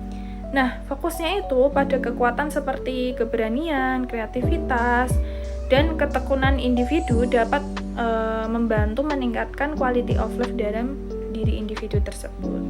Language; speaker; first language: Indonesian; native; Indonesian